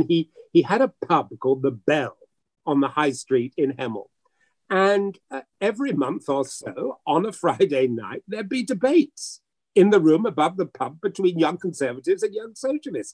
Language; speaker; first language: English; native; English